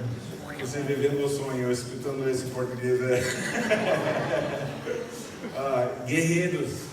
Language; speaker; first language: Portuguese; non-native, fluent; English